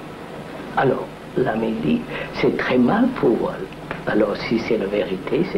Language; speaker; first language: French; non-native, fluent; Telugu